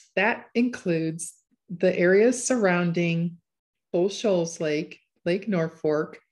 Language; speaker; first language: English; native; English